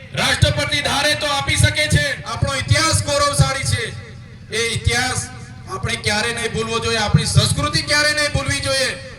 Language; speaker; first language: Gujarati; non-native, local second language; Vasavi